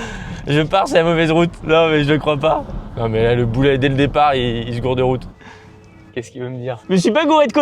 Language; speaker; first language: French; native; French